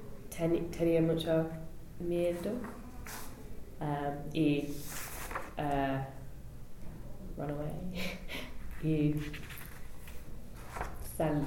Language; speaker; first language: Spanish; non-native, learner; English